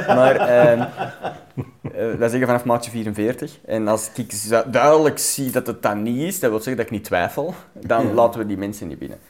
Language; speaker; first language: Dutch; native; Dutch